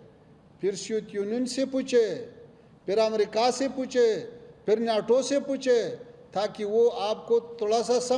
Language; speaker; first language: Hindi; non-native, fluent; Pashto